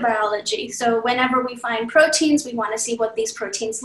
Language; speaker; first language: English; non-native, local second language; Hindi